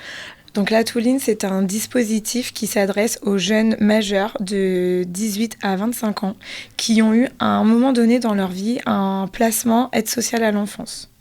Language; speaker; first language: French; native; French